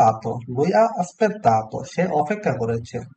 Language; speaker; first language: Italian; non-native, learner; Bangla